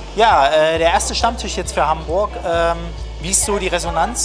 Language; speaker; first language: German; native; German